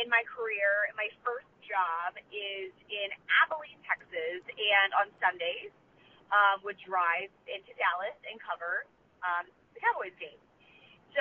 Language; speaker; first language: English; native; English